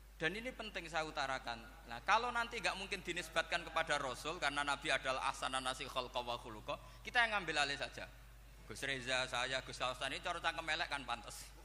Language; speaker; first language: Indonesian; non-native, local second language; Javanese